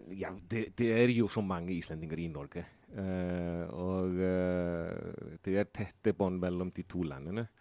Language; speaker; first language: Norwegian; non-native, fluent; Icelandic